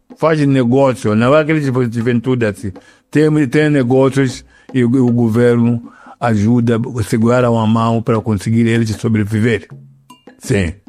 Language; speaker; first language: Portuguese; non-native, local second language; Yao